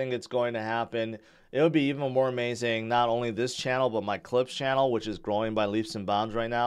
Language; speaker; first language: English; native; English